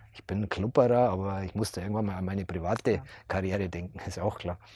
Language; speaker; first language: German; native; German